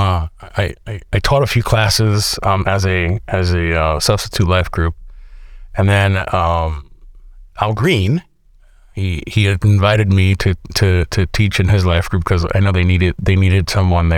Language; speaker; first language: English; native; English